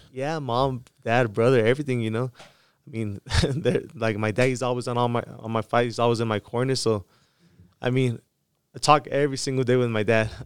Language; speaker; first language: English; early bilingual, other home language; Spanish